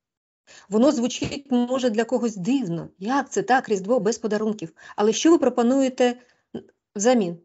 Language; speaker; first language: Ukrainian; native; Ukrainian